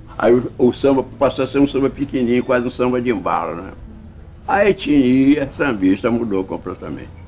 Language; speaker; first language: Portuguese; native; Portuguese